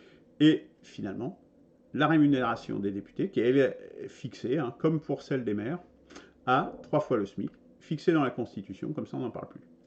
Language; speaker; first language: French; native; French